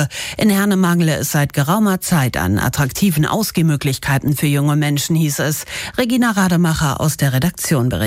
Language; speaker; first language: German; native; German